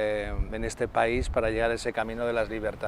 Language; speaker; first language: Spanish; native; Spanish